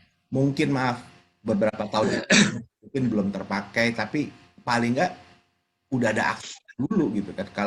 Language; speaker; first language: Indonesian; native; Indonesian